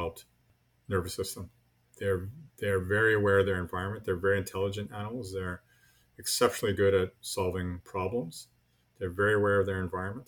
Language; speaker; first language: English; native; English